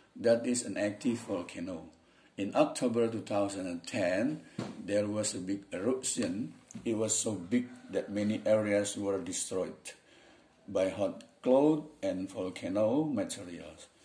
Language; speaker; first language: English; non-native, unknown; Indonesian